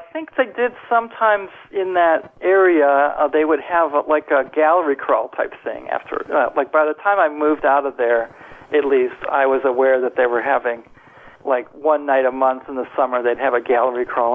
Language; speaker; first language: English; native; English